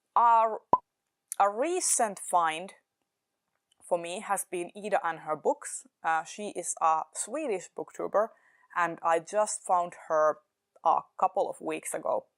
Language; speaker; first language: English; non-native, fluent; Finnish